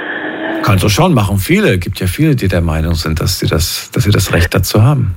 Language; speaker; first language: German; native; German